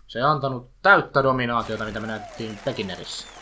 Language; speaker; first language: Finnish; native; Finnish